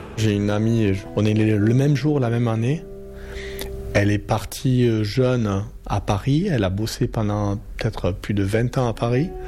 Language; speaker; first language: French; native; French